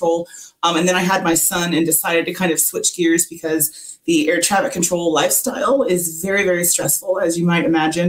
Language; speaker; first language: English; native; English